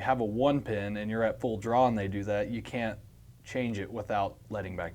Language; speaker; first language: English; native; English